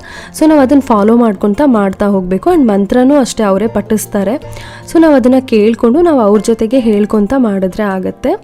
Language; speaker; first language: Kannada; native; Kannada